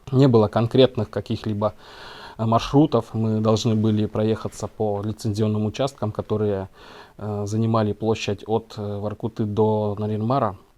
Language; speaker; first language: Russian; non-native, local second language; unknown